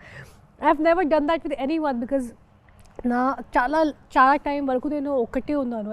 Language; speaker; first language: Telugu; non-native, local second language; Hindi